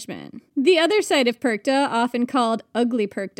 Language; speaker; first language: English; native; English